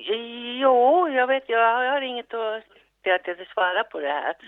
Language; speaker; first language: Swedish; non-native, local second language; Finnish